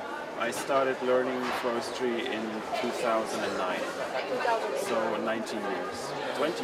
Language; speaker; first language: English; non-native, fluent; German